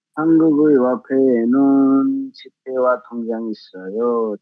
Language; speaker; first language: Korean; non-native, learner; Nepali